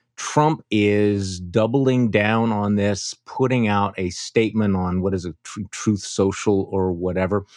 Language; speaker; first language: English; native; English